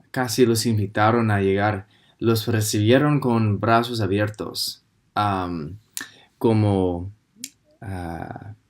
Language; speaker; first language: Spanish; non-native, fluent; English